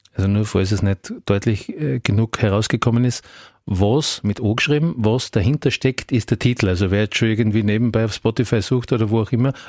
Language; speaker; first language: German; native; German